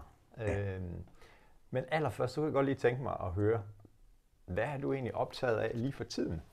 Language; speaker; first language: Danish; native; Danish